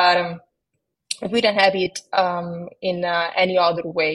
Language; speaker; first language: English; non-native, fluent; Italian